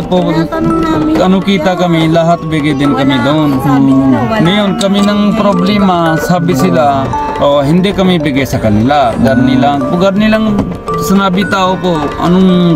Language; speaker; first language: Filipino; non-native, learner; Punjabi